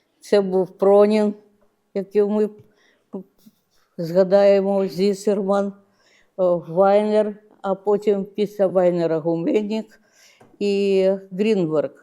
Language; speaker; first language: Ukrainian; non-native, local second language; Russian